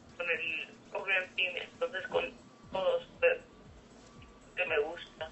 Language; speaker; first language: Spanish; early bilingual, heritage; Spanish